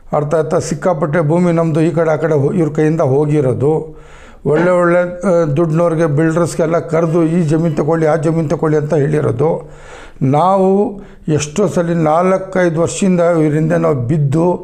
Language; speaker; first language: Kannada; non-native, local second language; Urdu